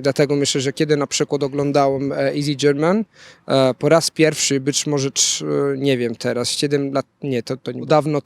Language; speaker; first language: Polish; non-native, fluent; Italian